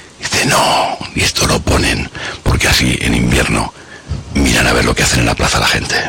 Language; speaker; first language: Spanish; native; Spanish